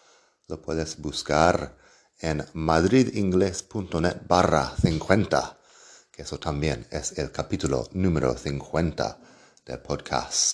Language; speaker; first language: Spanish; non-native, fluent; English